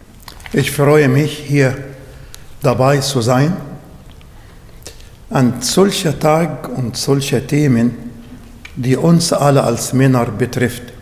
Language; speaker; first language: German; non-native, fluent; Arabic